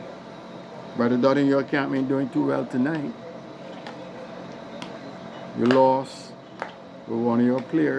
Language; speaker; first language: English; native; English